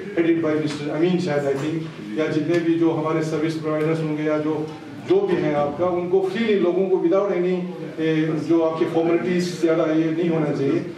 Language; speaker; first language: Hindi; non-native, local second language; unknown